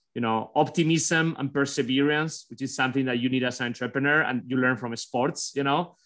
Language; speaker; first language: English; non-native, fluent; Spanish